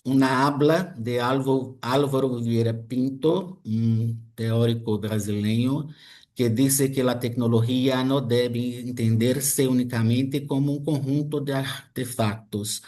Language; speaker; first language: Spanish; non-native, fluent; Portuguese